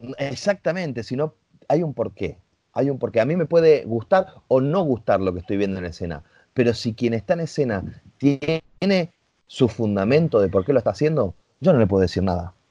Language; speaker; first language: Spanish; native; Spanish